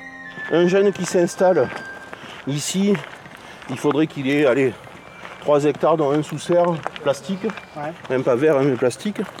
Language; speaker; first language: French; native; French